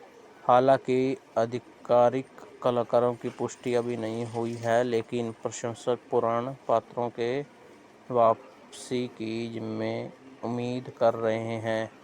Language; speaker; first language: Hindi; native; Hindi